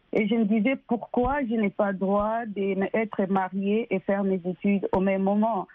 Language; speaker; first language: French; non-native, local second language; Lingala